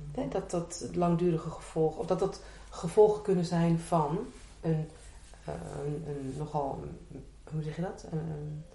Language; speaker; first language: Dutch; native; Dutch